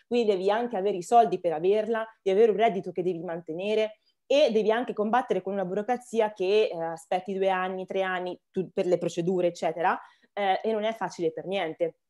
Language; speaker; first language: Italian; early bilingual, other home language; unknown